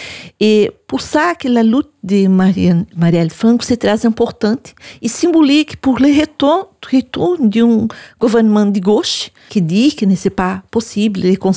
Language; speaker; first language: French; non-native, learner; Portuguese